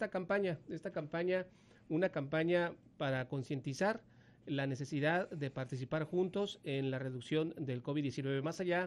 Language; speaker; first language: Spanish; native; Spanish